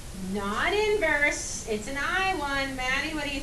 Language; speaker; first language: English; native; English